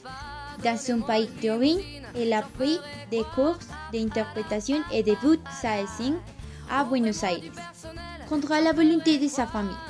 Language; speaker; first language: French; non-native, learner; Spanish